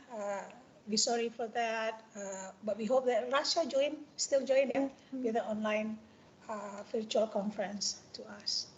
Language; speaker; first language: English; non-native, fluent; Indonesian